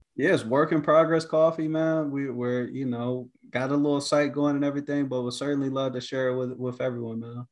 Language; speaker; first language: English; native; English